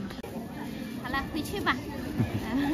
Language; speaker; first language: Chinese; non-native, fluent; Lao